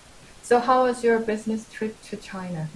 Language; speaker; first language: English; non-native, fluent; Korean